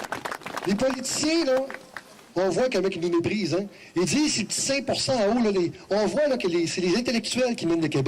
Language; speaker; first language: French; native; French